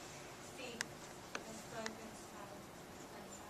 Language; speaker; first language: Spanish; non-native, learner; English